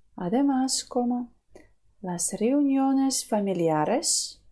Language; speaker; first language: Spanish; non-native, fluent; Ukrainian